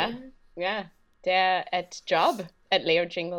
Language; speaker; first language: Danish; non-native, learner; English